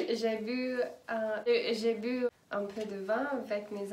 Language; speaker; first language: French; non-native, learner; English